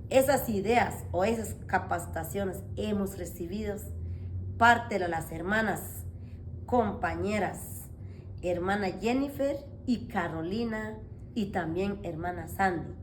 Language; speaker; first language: Spanish; non-native, local second language; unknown